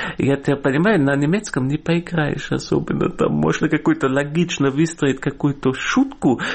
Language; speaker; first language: Russian; non-native, fluent; German